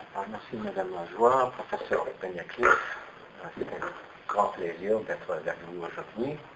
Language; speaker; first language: French; non-native, learner; Yiddish